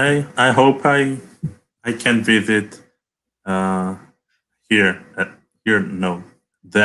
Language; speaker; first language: English; non-native, learner; Portuguese